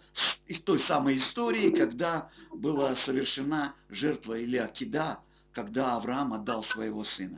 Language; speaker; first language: Russian; native; Russian